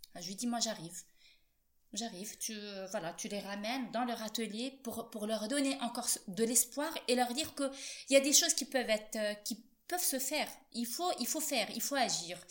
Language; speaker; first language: French; non-native, local second language; Arabic